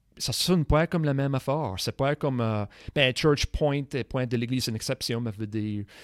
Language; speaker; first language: French; non-native, local second language; English